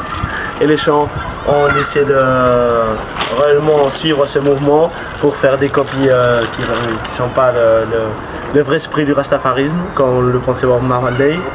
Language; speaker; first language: French; non-native, fluent; Spanish